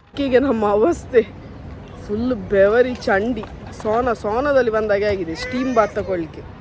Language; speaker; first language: Kannada; native; Kannada